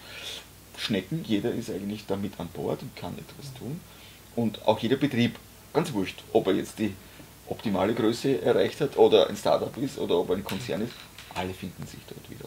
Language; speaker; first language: German; native; German